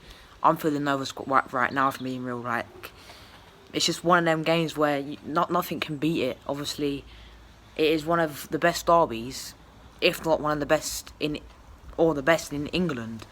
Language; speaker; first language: English; native; English